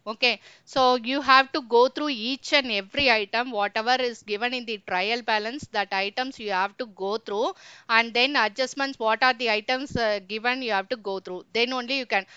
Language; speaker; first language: English; non-native, local second language; Tamil